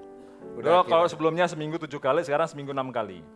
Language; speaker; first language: Indonesian; native; Indonesian